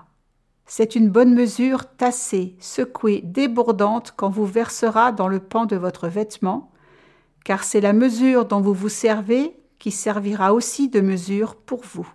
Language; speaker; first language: French; native; French